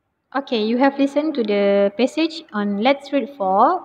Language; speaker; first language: English; non-native, local second language; Malay